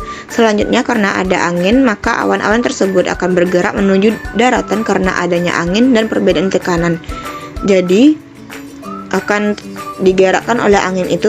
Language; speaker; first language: Indonesian; native; Indonesian